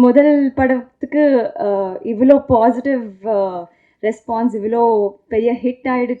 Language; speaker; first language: Tamil; non-native, learner; Telugu